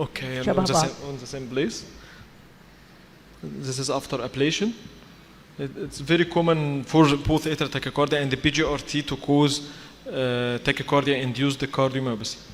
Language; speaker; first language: English; non-native, fluent; Arabic